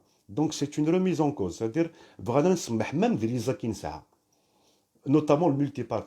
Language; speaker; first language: French; non-native, local second language; Kabyle